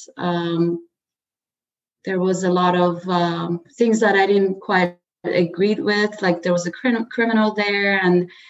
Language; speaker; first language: English; early bilingual, other home language; Persian